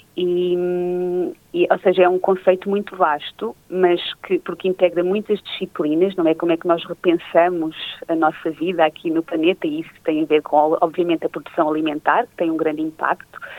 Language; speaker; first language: Portuguese; native; Portuguese